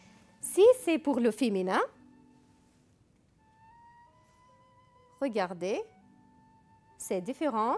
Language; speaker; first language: French; non-native, fluent; Arabic